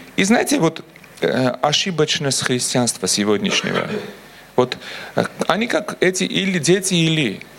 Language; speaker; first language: Russian; non-native, local second language; Armenian